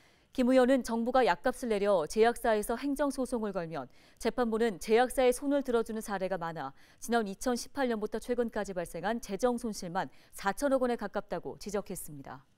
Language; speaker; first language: Korean; native; Korean